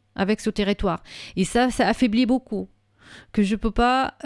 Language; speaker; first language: French; non-native, fluent; Arabic